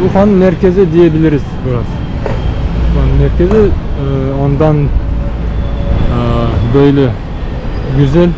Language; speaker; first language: Turkish; non-native, learner; Bashkir